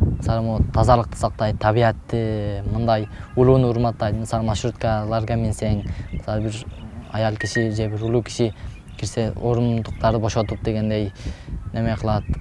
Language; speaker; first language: Kyrgyz; early bilingual, heritage; Kyrgyz